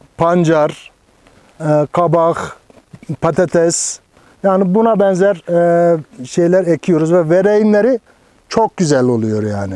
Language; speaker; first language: Turkish; native; Turkish